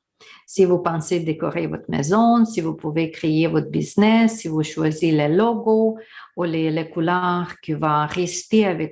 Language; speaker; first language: French; non-native, learner; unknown